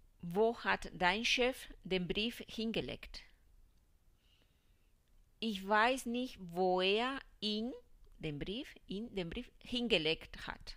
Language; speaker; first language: German; non-native, fluent; Spanish